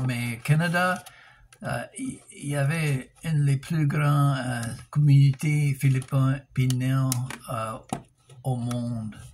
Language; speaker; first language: French; non-native, local second language; English